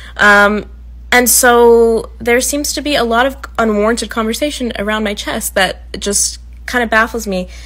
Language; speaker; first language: English; native; English